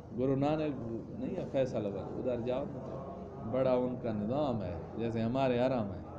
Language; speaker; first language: Urdu; non-native, local second language; Punjabi